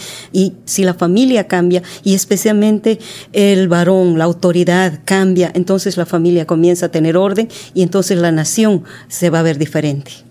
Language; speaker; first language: Spanish; native; Spanish